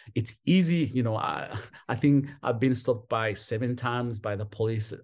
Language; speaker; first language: English; non-native, local second language; Kinyarwanda